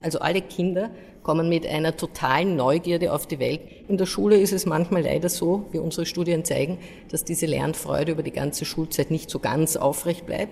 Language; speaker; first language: German; native; German